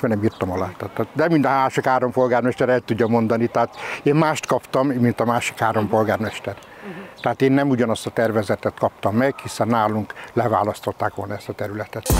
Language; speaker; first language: Hungarian; native; Hungarian